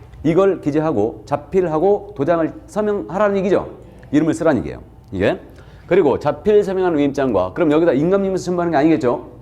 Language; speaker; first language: Korean; native; Korean